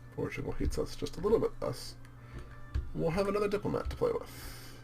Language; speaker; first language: English; native; English